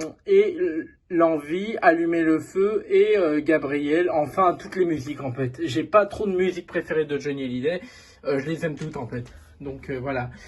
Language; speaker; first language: French; native; French